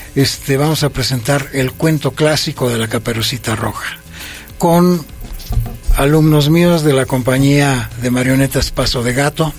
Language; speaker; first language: Spanish; native; Spanish